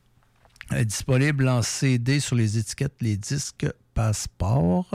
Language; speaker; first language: French; native; French